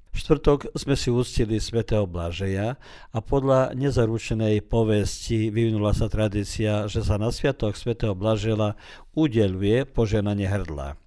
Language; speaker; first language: Slovak; early bilingual, heritage; Slovak